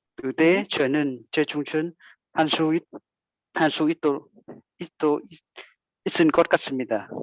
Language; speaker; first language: Korean; non-native, learner; Vietnamese